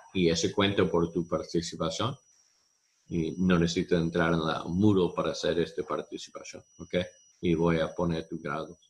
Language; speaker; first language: Spanish; non-native, learner; English